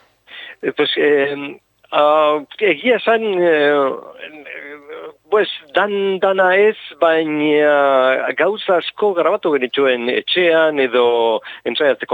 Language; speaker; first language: Basque; non-native, local second language; Spanish